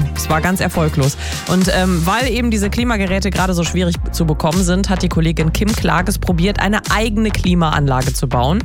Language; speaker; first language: German; native; German